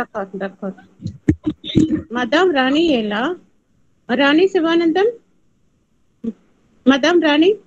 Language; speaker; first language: French; non-native, learner; Tamil